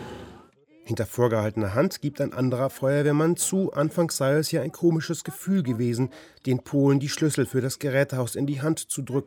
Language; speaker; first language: German; native; German